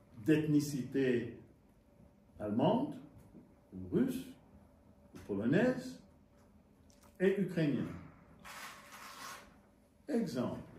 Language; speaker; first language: French; non-native, fluent; English